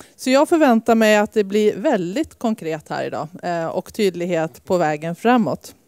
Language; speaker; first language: Swedish; native; Swedish